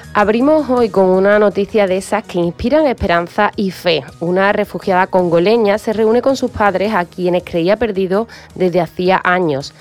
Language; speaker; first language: Spanish; native; Spanish